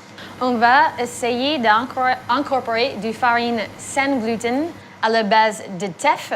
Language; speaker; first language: French; non-native, fluent; English